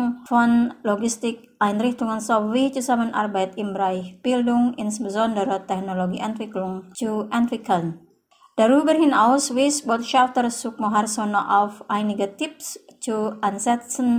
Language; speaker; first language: German; non-native, fluent; Indonesian